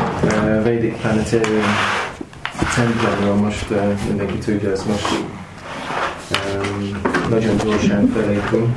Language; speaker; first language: Hungarian; non-native, learner; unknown